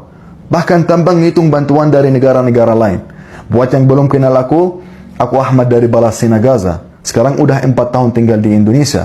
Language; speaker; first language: Indonesian; non-native, fluent; Arabic